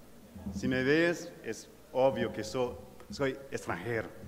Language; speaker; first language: Spanish; non-native, fluent; English